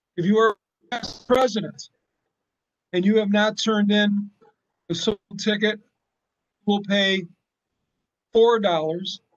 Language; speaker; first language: English; native; English